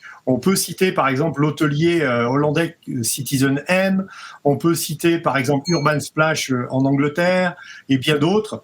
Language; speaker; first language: French; native; French